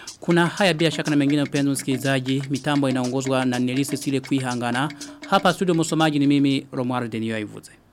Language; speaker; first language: Swahili; non-native, local second language; Rundi